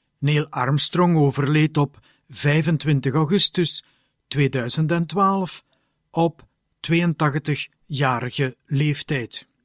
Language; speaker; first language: Dutch; native; Dutch